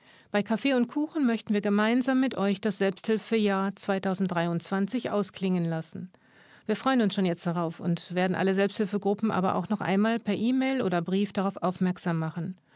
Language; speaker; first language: German; native; German